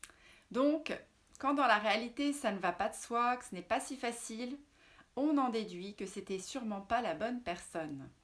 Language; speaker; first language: French; native; French